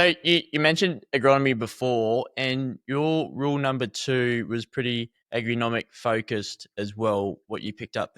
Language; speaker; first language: English; native; English